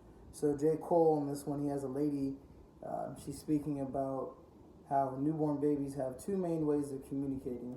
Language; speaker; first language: English; native; English